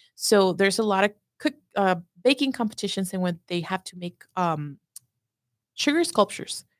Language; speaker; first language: English; non-native, fluent; Spanish